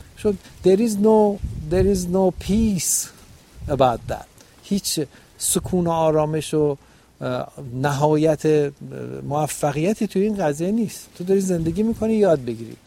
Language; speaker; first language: Persian; native; Persian